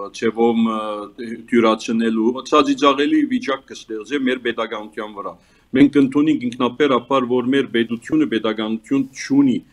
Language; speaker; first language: Armenian; early bilingual, heritage; Armenian